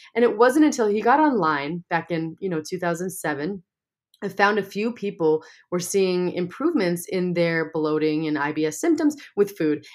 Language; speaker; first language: English; native; English